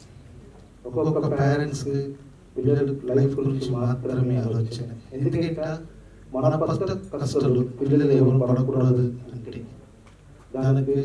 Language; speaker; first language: Telugu; non-native, learner; Tamil